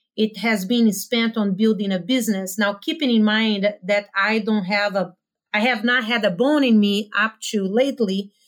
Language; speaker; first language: English; non-native, fluent; Portuguese